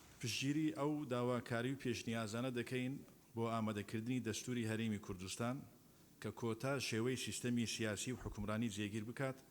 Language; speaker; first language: Central Kurdish; non-native, local second language; Turkish